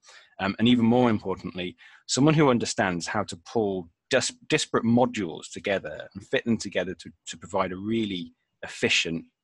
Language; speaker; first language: English; native; English